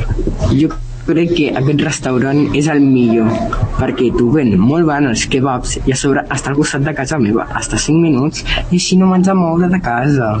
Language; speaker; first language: Catalan; non-native, local second language; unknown